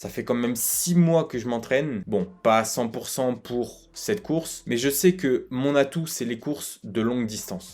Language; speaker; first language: French; native; French